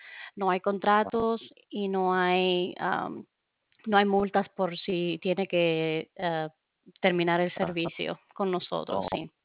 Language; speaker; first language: Spanish; early bilingual, heritage; Spanish